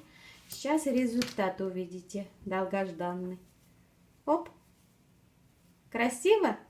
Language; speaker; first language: Russian; non-native, fluent; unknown